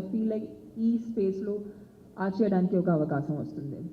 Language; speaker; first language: Telugu; non-native, local second language; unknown